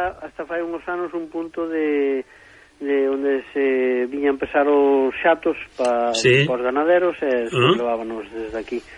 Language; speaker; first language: Galician; native; Galician